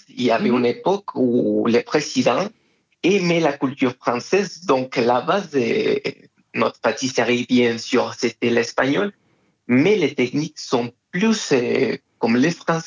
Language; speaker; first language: French; non-native, fluent; Spanish